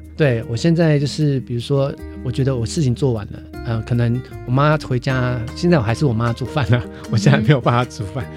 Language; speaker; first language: Chinese; native; Chinese